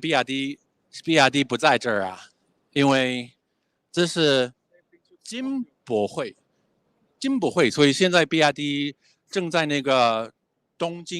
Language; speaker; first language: Chinese; non-native, fluent; English